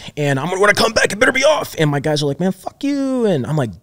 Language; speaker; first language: English; native; English